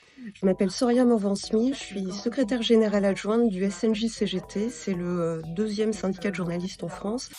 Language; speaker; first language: French; native; French